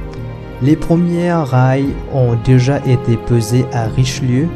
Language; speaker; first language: French; non-native, local second language; Morisyen